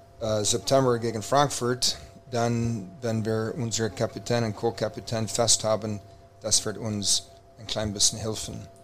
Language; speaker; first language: German; non-native, fluent; English